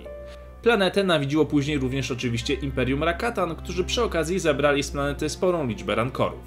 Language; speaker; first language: Polish; native; Polish